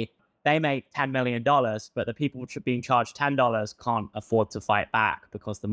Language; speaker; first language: English; native; English